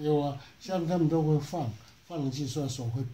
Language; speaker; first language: Chinese; native; Chinese